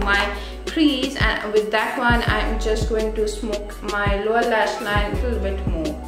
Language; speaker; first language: English; non-native, local second language; Bangla